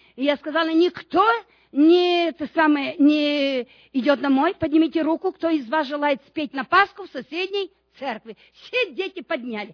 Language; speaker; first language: Russian; non-native, local second language; Romanian